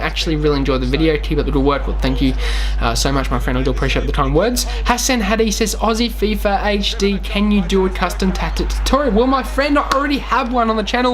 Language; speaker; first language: English; native; English